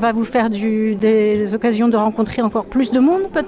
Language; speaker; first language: French; native; French